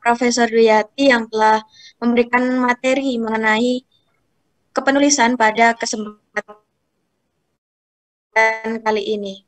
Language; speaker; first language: Indonesian; native; Indonesian